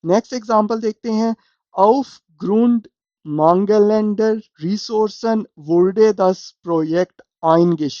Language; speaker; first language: German; non-native, fluent; Urdu